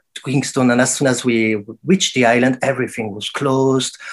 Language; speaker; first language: English; non-native, fluent; French